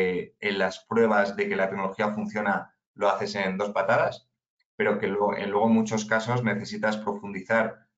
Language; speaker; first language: Spanish; native; Spanish